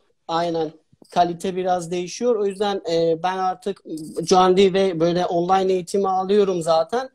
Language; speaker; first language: Turkish; non-native, fluent; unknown